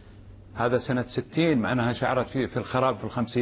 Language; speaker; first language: Arabic; native; Arabic